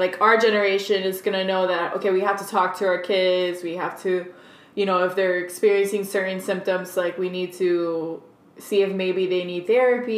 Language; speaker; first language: English; early bilingual, other home language; Spanish